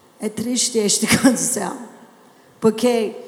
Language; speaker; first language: Portuguese; non-native, learner; English